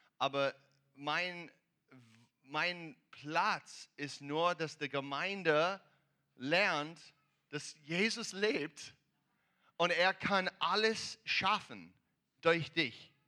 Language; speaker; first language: German; non-native, learner; English